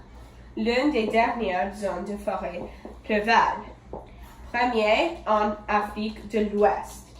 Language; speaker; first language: French; non-native, learner; English